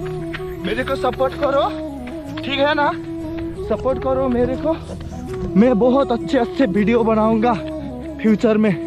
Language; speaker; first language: Hindi; non-native, learner; Nepali